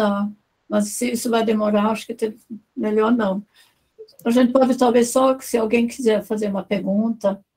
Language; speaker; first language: Portuguese; non-native, fluent; German